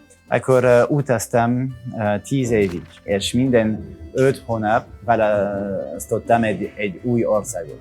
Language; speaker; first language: Hungarian; non-native, learner; French